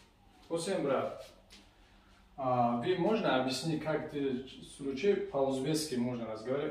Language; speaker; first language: Russian; non-native, learner; Tajik